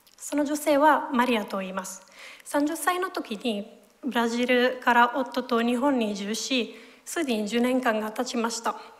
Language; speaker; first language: Japanese; non-native, fluent; Italian